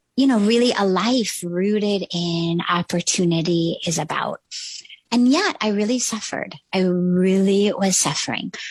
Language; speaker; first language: English; native; English